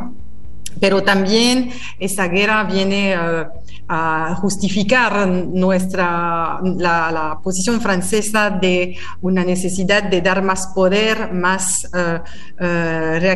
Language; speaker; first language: Spanish; non-native, fluent; French